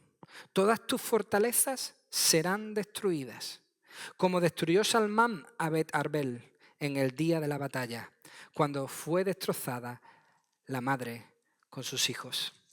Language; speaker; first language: Spanish; native; Spanish